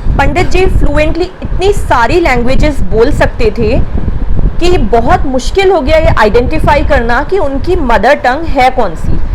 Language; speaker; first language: Hindi; native; Hindi